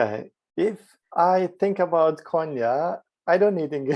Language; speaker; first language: English; non-native, fluent; Turkish